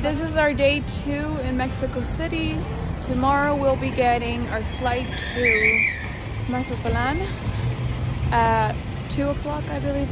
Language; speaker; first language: English; early bilingual, other home language; Spanish